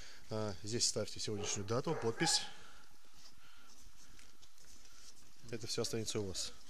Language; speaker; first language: Russian; native; Russian